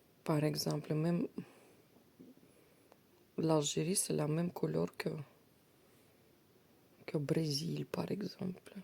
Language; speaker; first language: French; non-native, learner; Russian